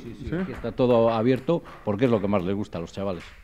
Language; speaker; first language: Spanish; native; Spanish